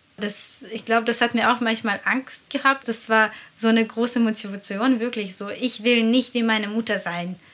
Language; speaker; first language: German; non-native, fluent; Latvian